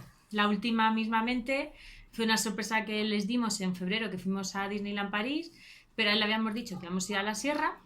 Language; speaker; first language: Spanish; native; Spanish